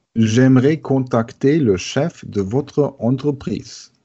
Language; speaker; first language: French; non-native, learner; German